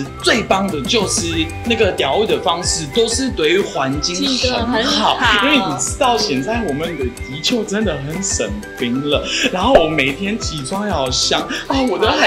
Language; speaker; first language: Chinese; non-native, fluent; French